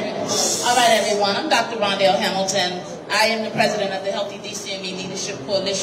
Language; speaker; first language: English; native; English